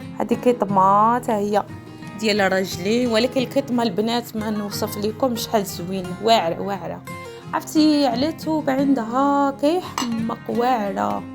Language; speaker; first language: Arabic; native; Arabic